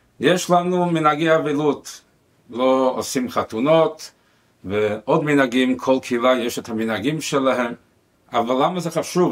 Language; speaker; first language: Hebrew; non-native, fluent; Spanish